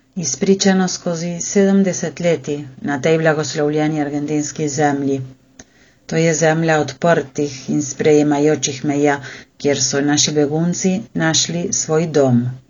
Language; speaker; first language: Slovenian; early bilingual, heritage; Slovenian